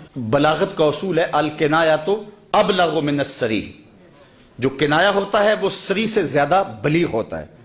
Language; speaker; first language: Urdu; non-native, local second language; Punjabi